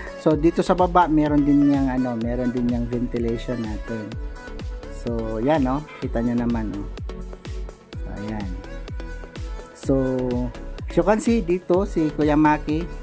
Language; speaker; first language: Filipino; non-native, local second language; Waray